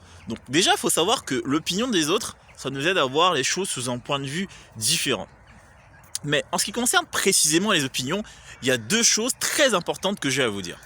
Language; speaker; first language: French; native; French